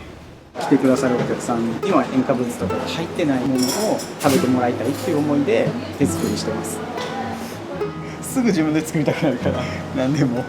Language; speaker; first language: Japanese; native; Japanese